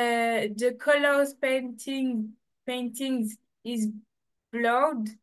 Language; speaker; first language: English; non-native, learner; French